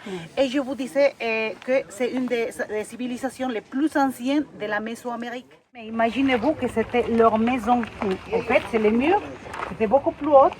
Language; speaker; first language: French; non-native, fluent; Spanish